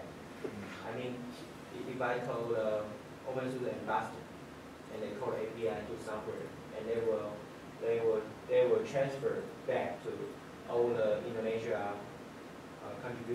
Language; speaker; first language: English; non-native, fluent; Chinese